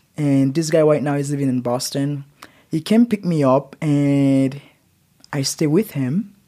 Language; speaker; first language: English; non-native, learner; Haitian Creole